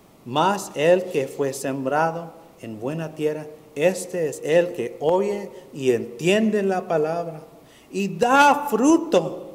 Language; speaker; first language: Spanish; early bilingual, heritage; Spanish